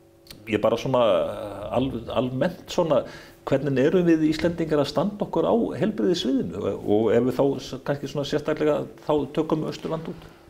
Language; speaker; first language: Icelandic; native; Icelandic